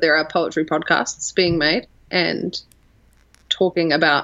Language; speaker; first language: English; native; English